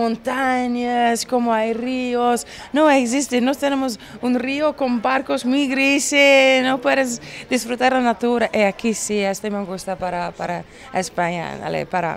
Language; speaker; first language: Spanish; non-native, learner; Italian